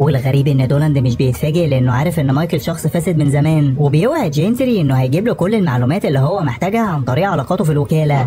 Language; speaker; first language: Arabic; native; Arabic